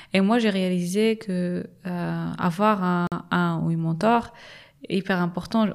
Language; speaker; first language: French; non-native, local second language; Arabic